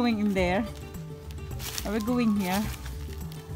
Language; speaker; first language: English; non-native, local second language; Filipino